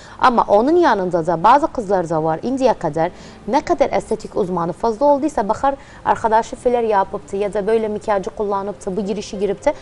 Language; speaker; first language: Turkish; early bilingual, heritage; Turkmen